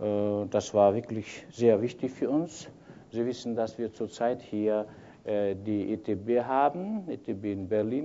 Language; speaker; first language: German; non-native, fluent; Kyrgyz